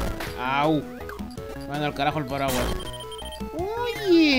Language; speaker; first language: Spanish; native; Spanish